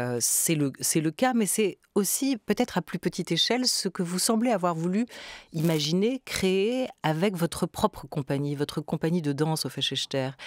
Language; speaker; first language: French; native; French